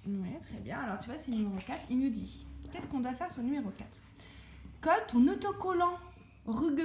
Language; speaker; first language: French; native; French